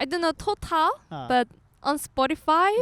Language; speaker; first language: English; non-native, learner; Korean